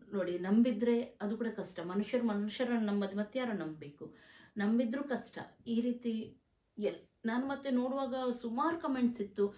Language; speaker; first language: Kannada; native; Kannada